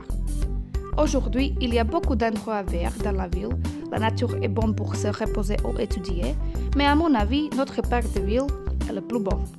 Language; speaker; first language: French; non-native, learner; Slovak